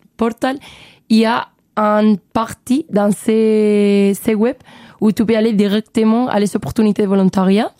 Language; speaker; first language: French; non-native, learner; Spanish